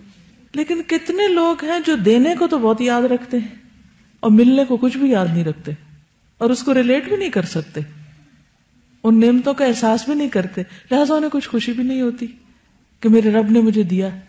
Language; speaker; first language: Urdu; native; Urdu